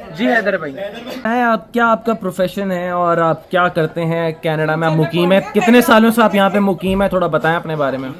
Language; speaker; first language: Urdu; native; Urdu